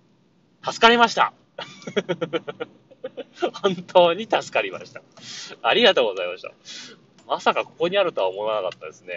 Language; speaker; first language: Japanese; native; Japanese